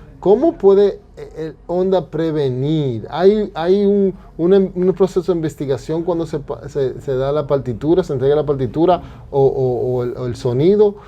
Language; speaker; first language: Spanish; early bilingual, heritage; English